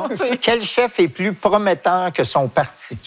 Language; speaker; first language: French; native; French